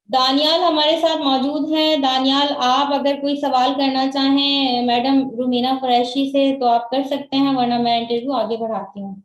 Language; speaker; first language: Urdu; native; Urdu